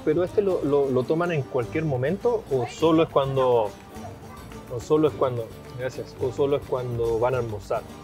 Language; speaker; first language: Spanish; native; Spanish